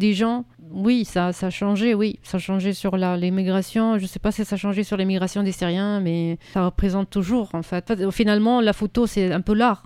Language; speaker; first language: French; non-native, fluent; Arabic